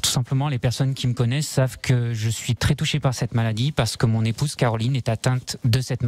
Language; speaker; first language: French; native; French